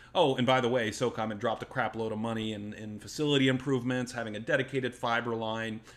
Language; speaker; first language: English; native; English